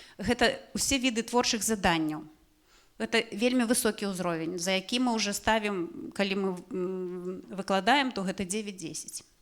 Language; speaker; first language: Belarusian; non-native, local second language; Russian